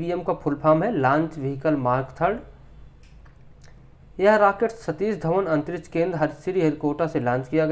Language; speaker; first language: Hindi; native; Hindi